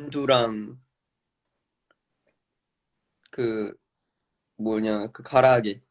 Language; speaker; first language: Korean; early bilingual, heritage; Korean